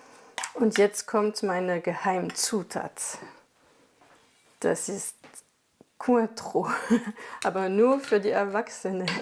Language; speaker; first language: German; non-native, fluent; French